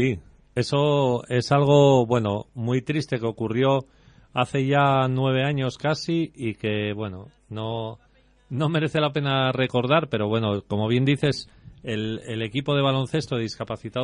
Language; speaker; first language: Spanish; native; Spanish